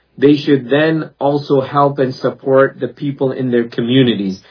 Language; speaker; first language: English; native; English